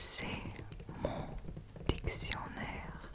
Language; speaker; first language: French; non-native, learner; English